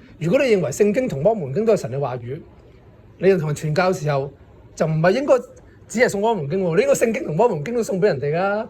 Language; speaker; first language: Cantonese; native; Cantonese